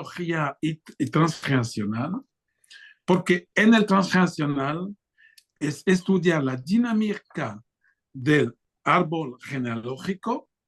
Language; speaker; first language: Spanish; non-native, fluent; French